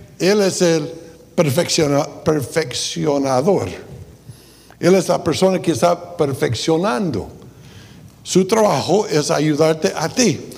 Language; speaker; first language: Spanish; non-native, fluent; English